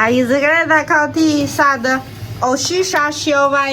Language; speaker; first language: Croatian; non-native, learner; Chinese